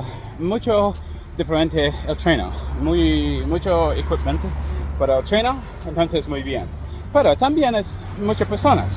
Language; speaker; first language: Spanish; non-native, learner; English